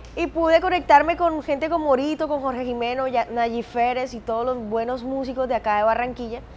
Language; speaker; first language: Spanish; native; Spanish